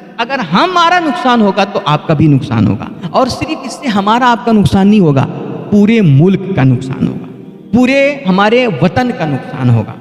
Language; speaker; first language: Urdu; native; Urdu